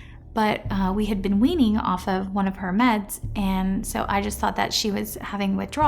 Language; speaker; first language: English; native; English